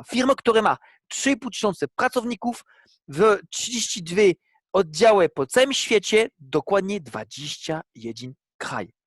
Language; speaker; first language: Polish; non-native, fluent; French